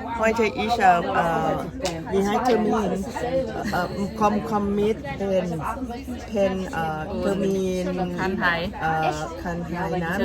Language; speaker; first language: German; non-native, learner; Thai